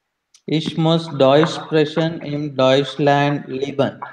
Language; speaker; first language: German; non-native, learner; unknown